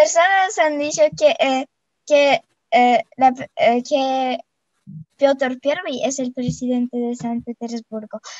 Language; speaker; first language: Spanish; non-native, fluent; Russian